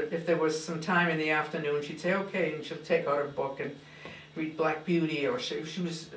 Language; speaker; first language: English; native; English